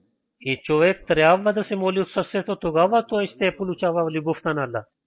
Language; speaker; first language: Bulgarian; non-native, fluent; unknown